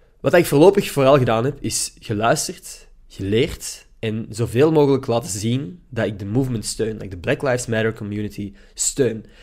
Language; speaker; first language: Dutch; native; Dutch